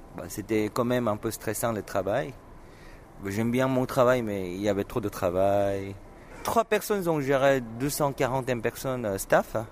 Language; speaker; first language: French; non-native, fluent; Korean